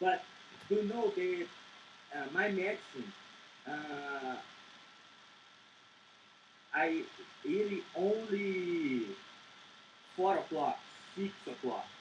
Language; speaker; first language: English; non-native, learner; Portuguese